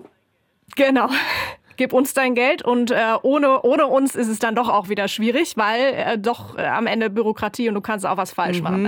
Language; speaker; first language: German; native; German